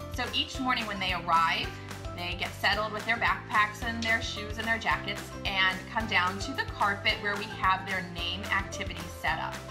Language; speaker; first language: English; native; English